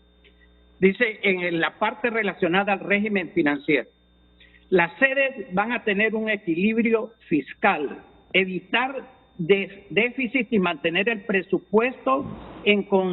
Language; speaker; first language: Spanish; native; Spanish